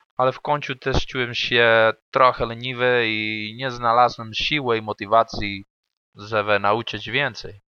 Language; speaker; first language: Polish; non-native, learner; Spanish